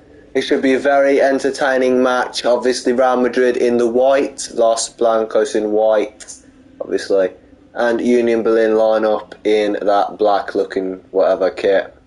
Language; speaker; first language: English; native; English